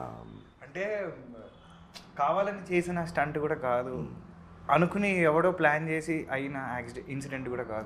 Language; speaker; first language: Telugu; native; Telugu